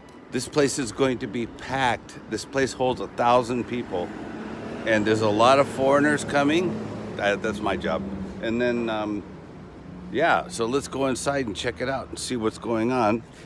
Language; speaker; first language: English; native; English